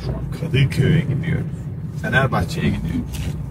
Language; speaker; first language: Turkish; native; Turkish